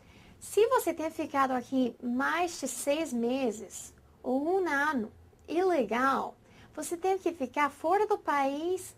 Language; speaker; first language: Portuguese; non-native, fluent; English